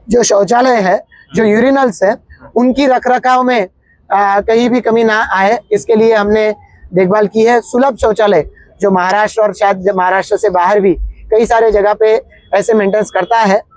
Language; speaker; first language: Hindi; non-native, local second language; Marathi